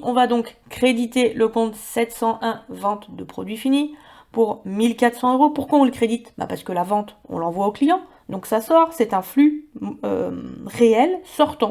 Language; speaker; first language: French; native; French